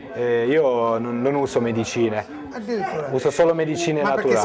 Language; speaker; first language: Italian; native; Italian